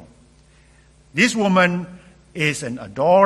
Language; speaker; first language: English; non-native, local second language; Cantonese